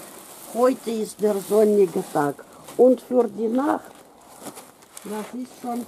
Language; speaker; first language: German; non-native, fluent; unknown